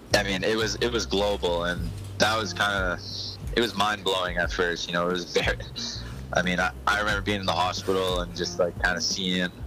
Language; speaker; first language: English; native; English